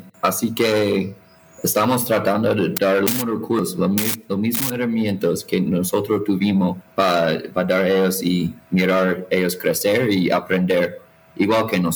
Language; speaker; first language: Spanish; non-native, fluent; English